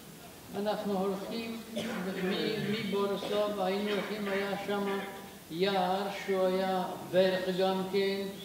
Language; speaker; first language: Hebrew; non-native, fluent; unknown